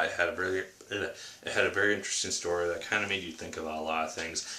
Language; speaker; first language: English; native; English